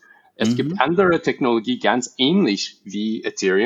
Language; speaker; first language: German; non-native, fluent; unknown